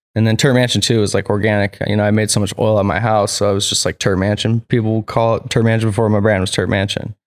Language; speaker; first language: English; native; English